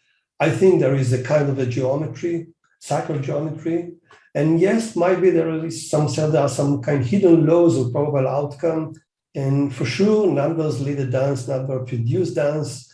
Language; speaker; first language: English; non-native, fluent; Hebrew